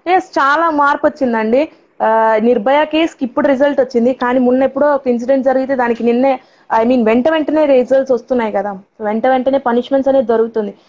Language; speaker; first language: Telugu; non-native, local second language; Tamil